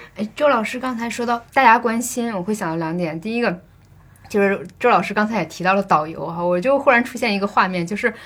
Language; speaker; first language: Chinese; native; Chinese